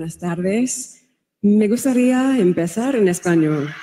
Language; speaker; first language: Spanish; non-native, learner; English